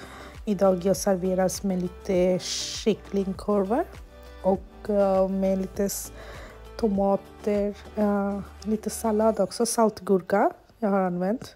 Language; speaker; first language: Swedish; non-native, learner; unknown